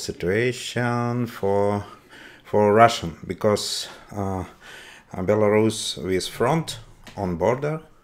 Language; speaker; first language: English; non-native, learner; Russian